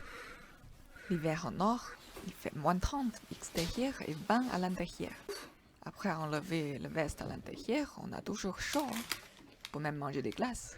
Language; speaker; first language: French; non-native, fluent; Chinese